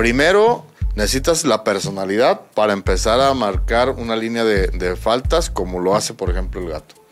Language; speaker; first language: Spanish; native; Spanish